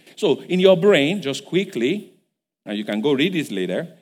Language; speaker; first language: English; non-native, local second language; Yoruba